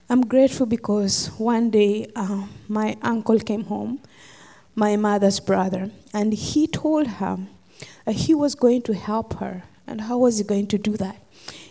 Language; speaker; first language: English; non-native, local second language; Luo (Kenya and Tanzania)